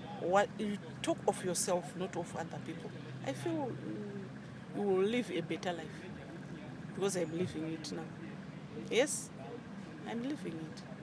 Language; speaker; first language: English; non-native, local second language; Shona